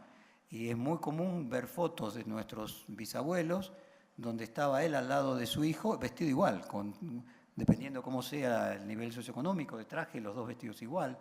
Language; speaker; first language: Spanish; native; Spanish